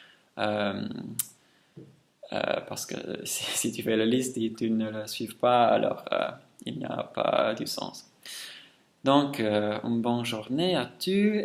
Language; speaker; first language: French; non-native, fluent; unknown